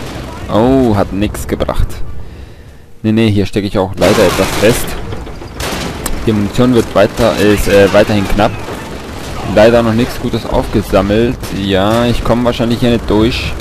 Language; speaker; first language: German; native; German